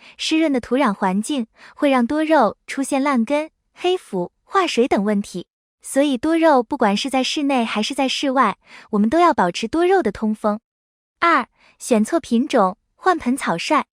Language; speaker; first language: Chinese; native; Chinese